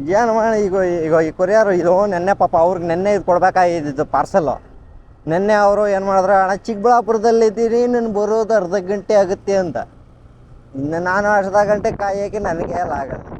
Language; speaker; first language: Kannada; non-native, local second language; Telugu